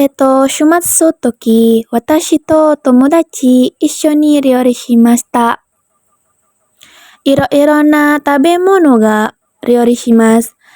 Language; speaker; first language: Japanese; non-native, learner; Indonesian